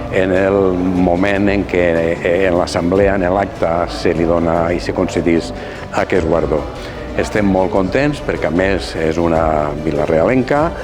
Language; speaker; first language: Catalan; native; Catalan